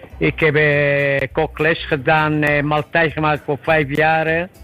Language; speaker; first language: Dutch; non-native, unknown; Italian